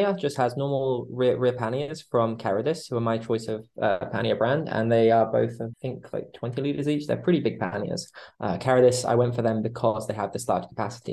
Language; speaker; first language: English; native; English